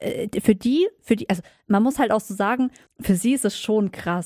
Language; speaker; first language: German; native; German